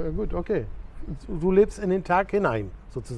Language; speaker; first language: German; native; German